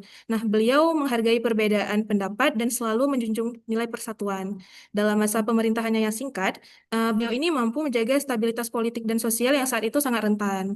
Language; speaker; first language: Indonesian; native; Indonesian